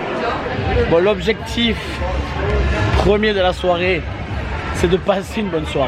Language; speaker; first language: French; native; French